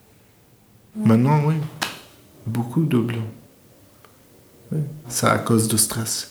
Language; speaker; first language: French; non-native, learner; English